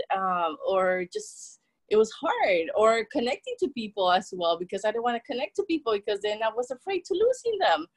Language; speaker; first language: English; non-native, fluent; Spanish